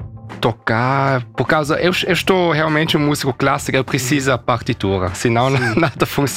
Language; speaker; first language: Portuguese; early bilingual, heritage; German